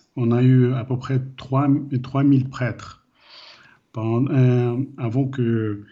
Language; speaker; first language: French; non-native, learner; Ukrainian